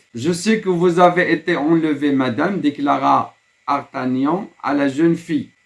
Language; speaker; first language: French; non-native, local second language; Arabic